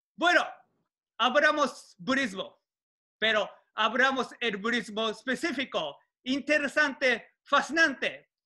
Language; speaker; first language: Spanish; non-native, learner; Japanese